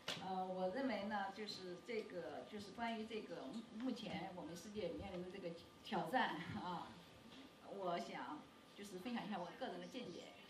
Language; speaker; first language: Chinese; native; Chinese